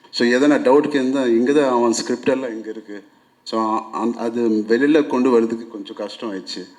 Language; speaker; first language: Tamil; non-native, local second language; Telugu